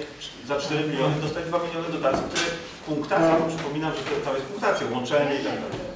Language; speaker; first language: Polish; native; Polish